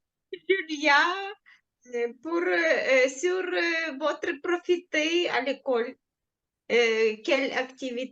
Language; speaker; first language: French; non-native, learner; Ukrainian